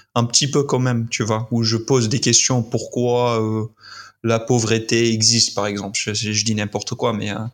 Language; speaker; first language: French; non-native, fluent; English